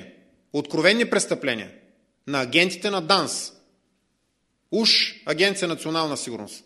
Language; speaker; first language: Bulgarian; native; Bulgarian